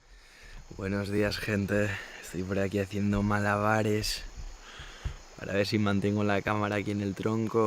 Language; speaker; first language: Spanish; native; Spanish